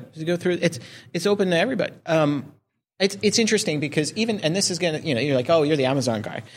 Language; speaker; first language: English; native; English